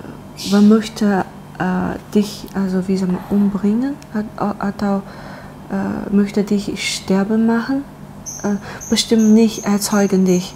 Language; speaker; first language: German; non-native, learner; Chinese